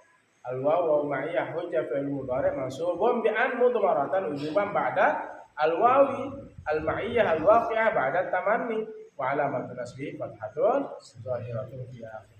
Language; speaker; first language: Arabic; non-native, fluent; Sasak